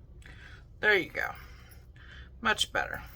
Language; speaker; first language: English; native; English